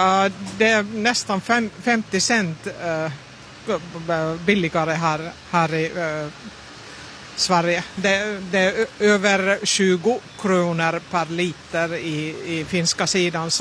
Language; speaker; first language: Swedish; non-native, local second language; Finnish